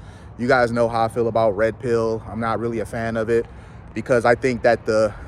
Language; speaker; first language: English; native; English